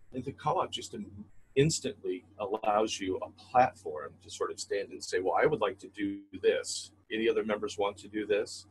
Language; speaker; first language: English; native; English